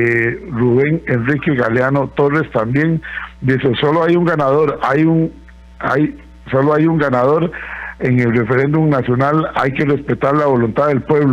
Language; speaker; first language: Spanish; native; Spanish